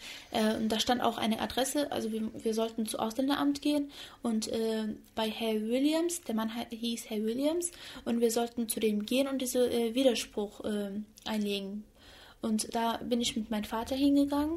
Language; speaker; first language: German; early bilingual, other home language; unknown